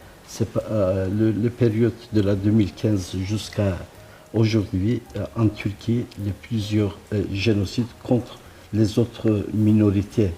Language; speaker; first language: French; non-native, learner; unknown